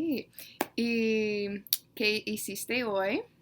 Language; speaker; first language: Spanish; non-native, learner; English